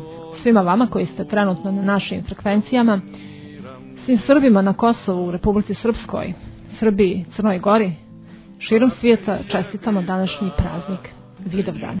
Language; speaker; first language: Serbian; native; Serbian